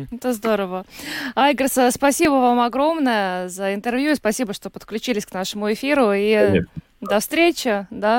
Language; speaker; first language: Russian; native; Russian